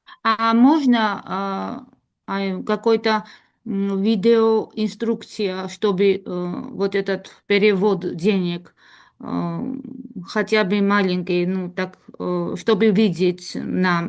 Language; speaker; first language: Russian; non-native, learner; Georgian